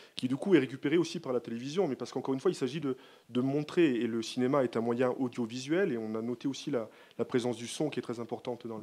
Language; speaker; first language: French; native; French